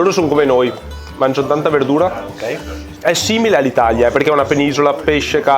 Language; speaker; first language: Italian; native; Italian